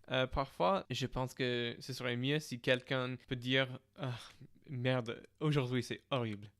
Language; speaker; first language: French; non-native, fluent; English